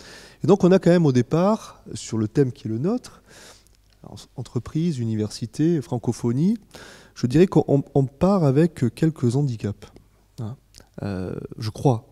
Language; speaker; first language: French; native; French